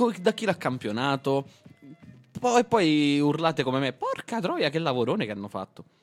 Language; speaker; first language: Italian; native; Italian